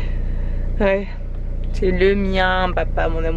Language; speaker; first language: French; native; French